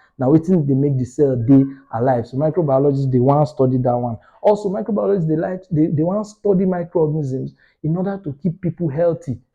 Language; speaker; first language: Nigerian Pidgin; non-native, local second language; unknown